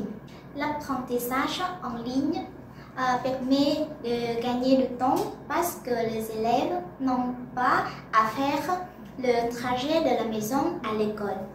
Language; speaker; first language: French; non-native, learner; Vietnamese